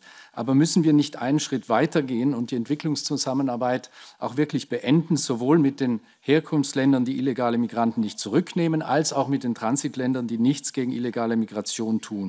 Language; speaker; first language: German; native; German